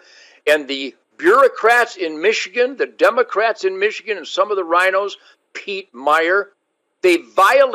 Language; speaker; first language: English; native; English